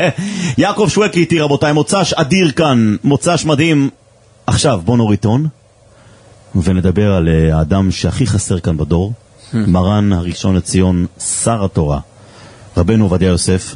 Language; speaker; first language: Hebrew; native; Hebrew